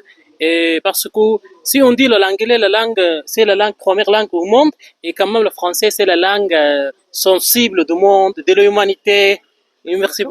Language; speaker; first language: French; non-native, fluent; Arabic